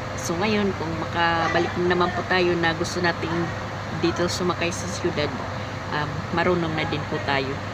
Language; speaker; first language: Filipino; non-native, local second language; Cebuano